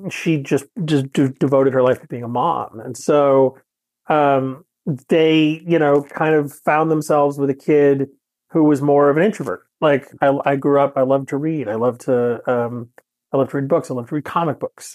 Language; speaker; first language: English; native; English